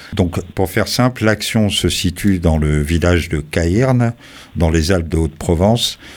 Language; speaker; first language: French; native; French